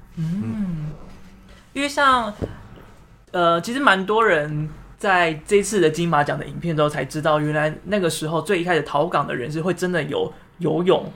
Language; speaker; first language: Chinese; native; Chinese